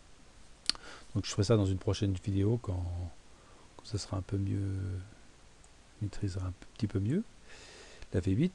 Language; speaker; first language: French; native; French